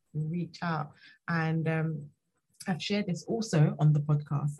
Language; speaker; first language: English; native; English